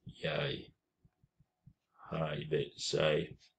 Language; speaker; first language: Dutch; non-native, fluent; Turkish